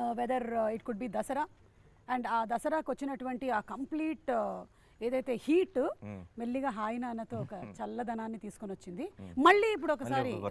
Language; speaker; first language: Telugu; native; Telugu